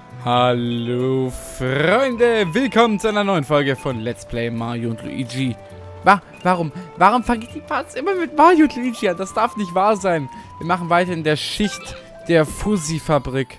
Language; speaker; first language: German; native; German